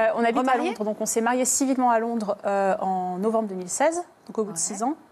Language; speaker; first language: French; native; French